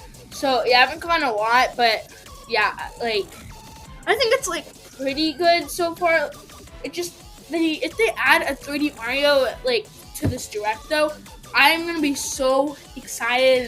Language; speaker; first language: English; native; English